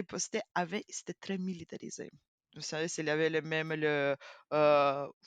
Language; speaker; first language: French; non-native, fluent; Ukrainian